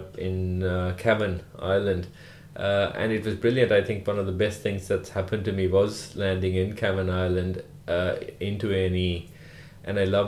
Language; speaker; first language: English; non-native, local second language; Sinhala